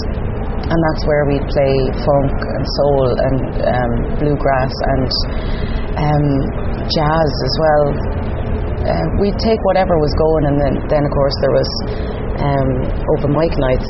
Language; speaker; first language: English; native; English